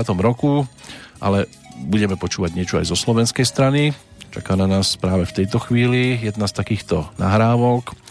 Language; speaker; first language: Slovak; native; Slovak